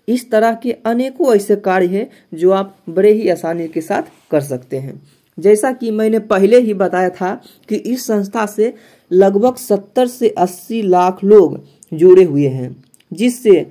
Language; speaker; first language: Hindi; native; Hindi